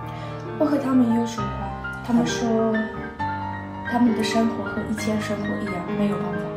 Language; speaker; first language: Chinese; non-native, learner; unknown